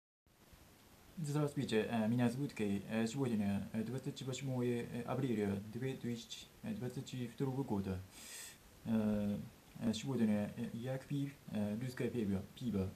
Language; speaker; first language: Russian; non-native, learner; Japanese